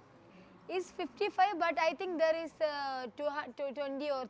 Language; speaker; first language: English; non-native, learner; Malayalam